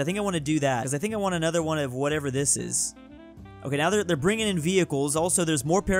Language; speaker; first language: English; native; English